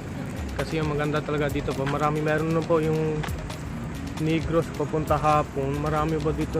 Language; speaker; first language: Filipino; non-native, learner; Punjabi